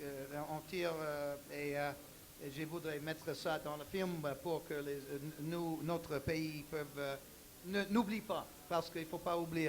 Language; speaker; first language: French; non-native, learner; English